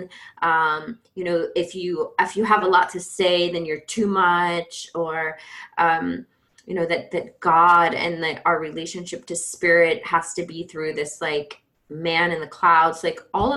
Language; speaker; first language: English; native; English